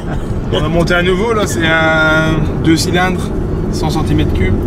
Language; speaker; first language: French; native; French